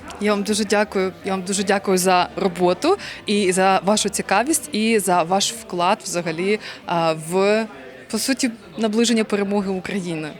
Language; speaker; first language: Ukrainian; native; Ukrainian